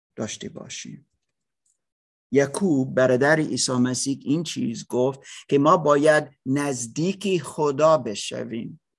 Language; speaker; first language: Persian; non-native, learner; English